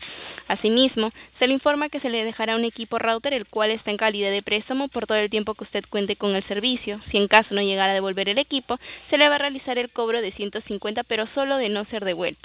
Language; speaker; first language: Spanish; native; Spanish